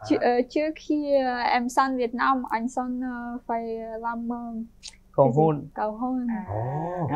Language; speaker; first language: Vietnamese; non-native, fluent; Ukrainian